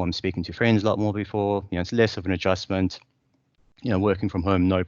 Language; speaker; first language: English; native; English